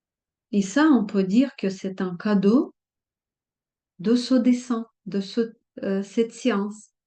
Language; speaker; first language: French; non-native, fluent; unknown